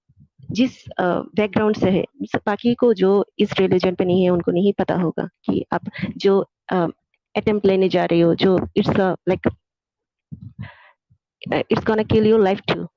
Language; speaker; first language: Hindi; non-native, fluent; Bangla